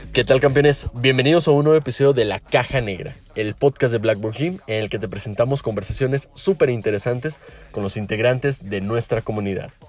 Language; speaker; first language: Spanish; native; Spanish